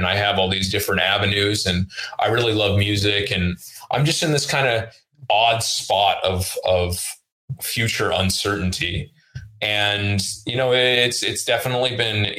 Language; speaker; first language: English; early bilingual, other home language; Russian